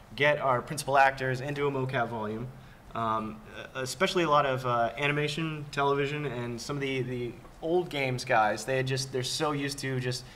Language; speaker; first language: English; native; English